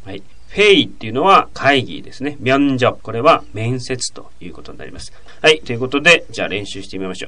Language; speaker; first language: Japanese; native; Japanese